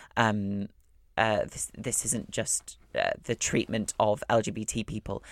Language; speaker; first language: English; native; English